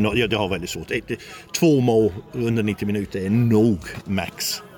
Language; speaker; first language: Swedish; non-native, fluent; English